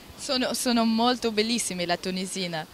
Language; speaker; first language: Italian; non-native, learner; Arabic